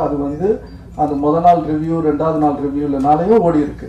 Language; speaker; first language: Tamil; native; Tamil